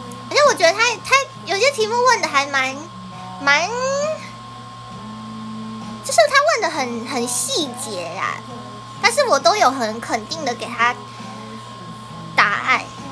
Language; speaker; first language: Chinese; native; Chinese